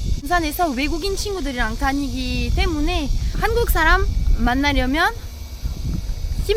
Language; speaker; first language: Korean; non-native, fluent; French